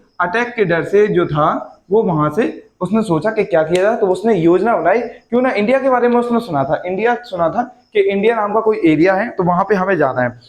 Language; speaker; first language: Hindi; native; Hindi